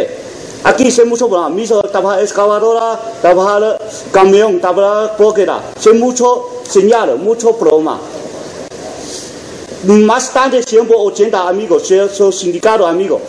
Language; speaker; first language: Spanish; non-native, learner; Chinese